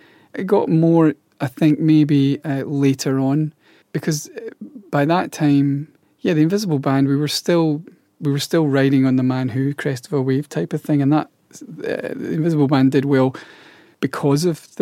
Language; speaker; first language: English; native; English